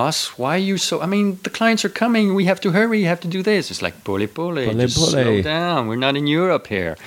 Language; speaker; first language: English; non-native, fluent; French